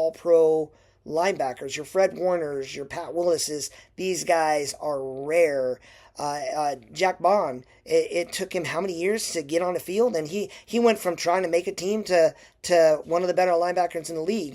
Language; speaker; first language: English; native; English